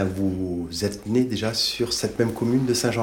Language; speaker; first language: French; native; French